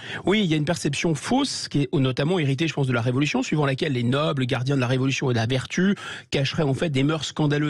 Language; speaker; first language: French; native; French